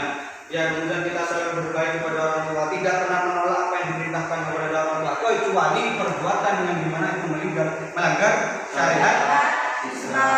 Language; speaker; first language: Indonesian; native; Indonesian